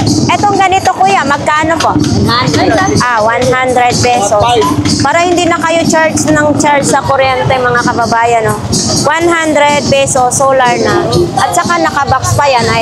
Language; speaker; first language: Filipino; native; Filipino